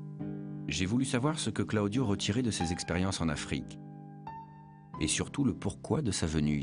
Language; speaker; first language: French; native; French